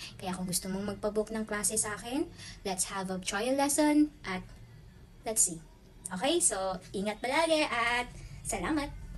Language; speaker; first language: Filipino; non-native, local second language; Waray